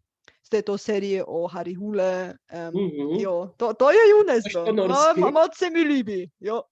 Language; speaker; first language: Czech; non-native, fluent; Bulgarian